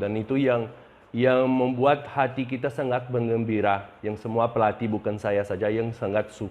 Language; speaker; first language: Indonesian; non-native, fluent; Portuguese